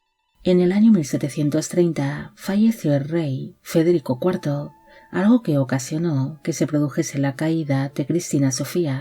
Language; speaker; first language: Spanish; native; Spanish